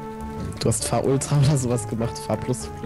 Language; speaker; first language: German; native; German